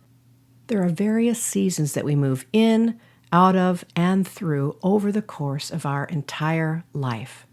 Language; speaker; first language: English; native; English